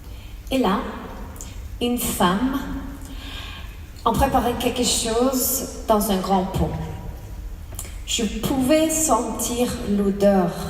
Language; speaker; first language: French; non-native, fluent; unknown